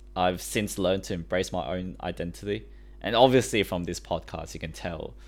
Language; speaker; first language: English; early bilingual, other home language; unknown